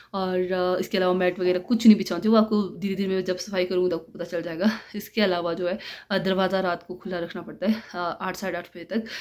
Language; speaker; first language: Hindi; non-native, local second language; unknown